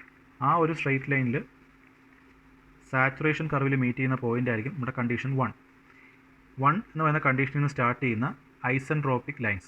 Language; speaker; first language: Malayalam; native; Malayalam